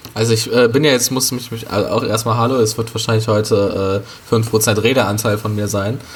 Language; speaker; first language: German; early bilingual, other home language; Turkish